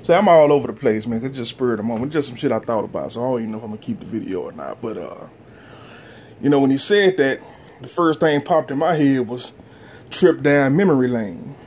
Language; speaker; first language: English; native; English